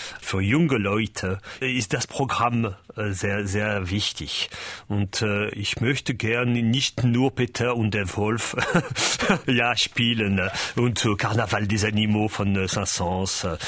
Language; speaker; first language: German; non-native, learner; French